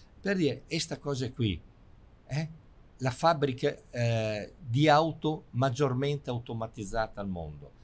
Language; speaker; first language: Italian; native; Italian